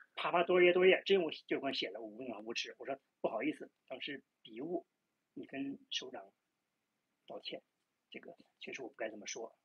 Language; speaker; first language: Chinese; native; Chinese